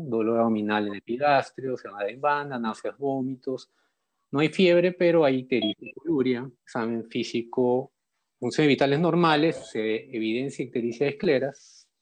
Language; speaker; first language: Spanish; native; Spanish